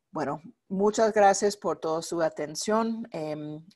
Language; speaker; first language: Spanish; non-native, fluent; English